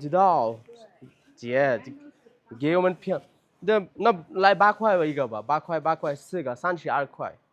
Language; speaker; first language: Chinese; non-native, learner; Bangla